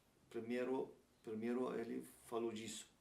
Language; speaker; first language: Portuguese; non-native, learner; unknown